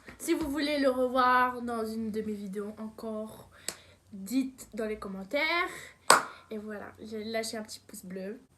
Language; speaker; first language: French; early bilingual, other home language; Portuguese